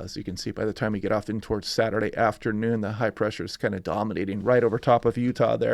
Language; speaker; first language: English; native; English